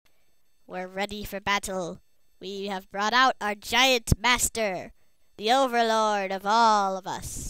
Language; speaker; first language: English; native; English